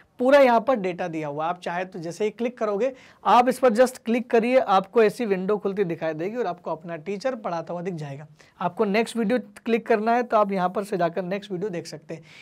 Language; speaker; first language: Hindi; native; Hindi